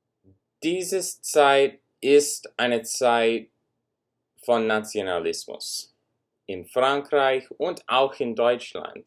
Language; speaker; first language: German; non-native, learner; English